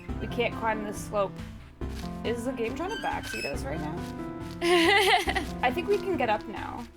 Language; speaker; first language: English; native; English